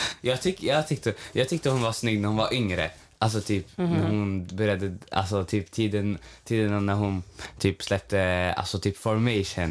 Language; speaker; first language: Swedish; native; Swedish